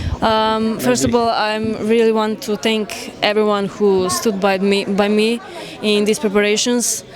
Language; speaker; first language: English; non-native, learner; Slovenian